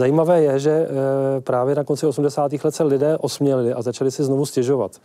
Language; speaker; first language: Czech; native; Czech